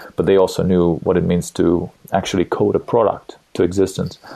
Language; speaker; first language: English; non-native, fluent; Estonian